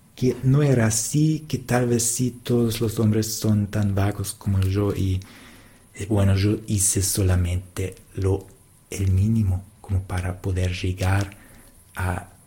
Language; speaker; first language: Spanish; non-native, fluent; German